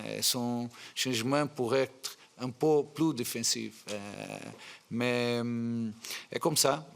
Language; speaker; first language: French; non-native, fluent; Portuguese